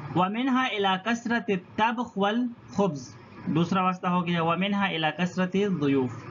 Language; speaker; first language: Urdu; non-native, local second language; Pashto